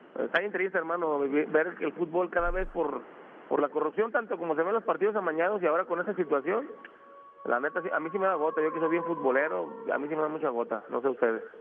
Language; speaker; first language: Spanish; native; Spanish